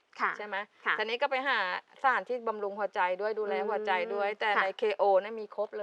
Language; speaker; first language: Thai; native; Thai